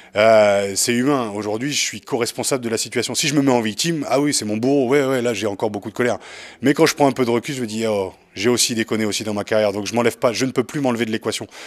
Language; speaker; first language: French; native; French